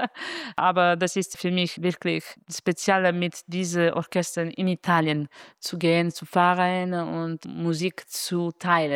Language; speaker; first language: German; non-native, learner; Italian